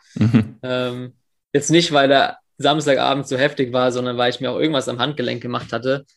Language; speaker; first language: German; early bilingual, other home language; English